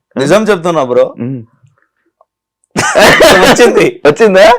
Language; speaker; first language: Telugu; native; Telugu